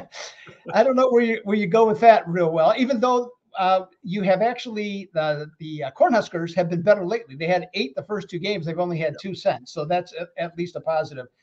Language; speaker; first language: English; native; English